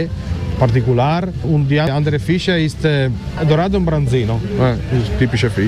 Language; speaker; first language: German; non-native, learner; Italian